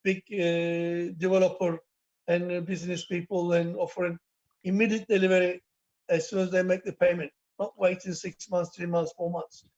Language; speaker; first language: English; non-native, learner; Turkish